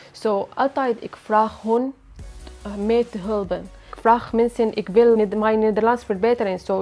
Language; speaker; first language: Dutch; non-native, learner; Arabic